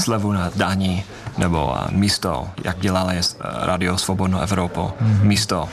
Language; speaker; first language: Czech; non-native, fluent; English